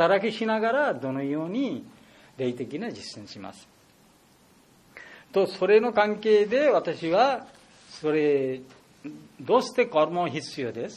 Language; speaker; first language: Japanese; non-native, learner; Bangla